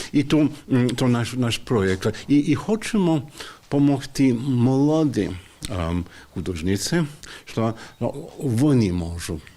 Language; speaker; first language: Ukrainian; non-native, learner; English